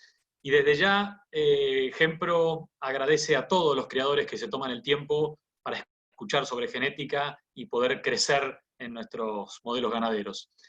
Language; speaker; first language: Spanish; native; Spanish